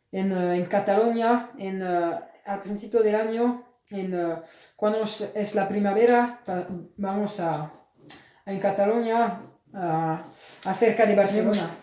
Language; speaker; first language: Spanish; non-native, learner; French